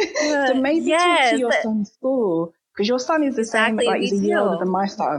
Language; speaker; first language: English; native; English